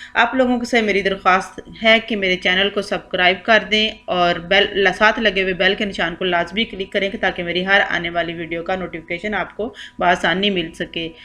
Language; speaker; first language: Urdu; non-native, local second language; Punjabi